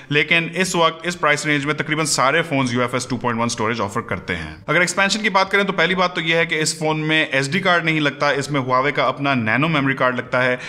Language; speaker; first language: Urdu; native; Urdu